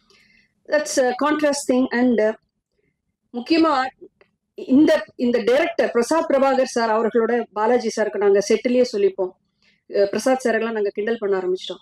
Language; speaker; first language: Tamil; native; Tamil